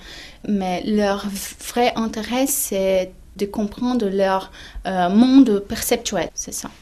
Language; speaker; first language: French; non-native, fluent; Portuguese